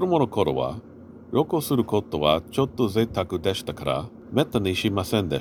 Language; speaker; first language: Japanese; non-native, learner; English